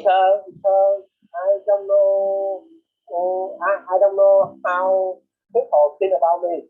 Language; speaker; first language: English; non-native, learner; Vietnamese